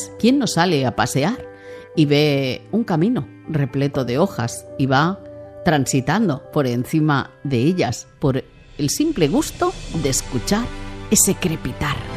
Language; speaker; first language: Spanish; native; Spanish